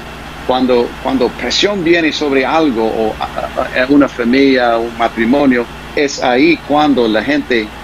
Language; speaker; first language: Spanish; non-native, fluent; English